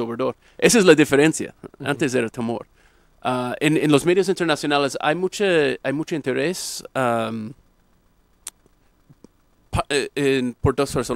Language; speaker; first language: Spanish; non-native, fluent; English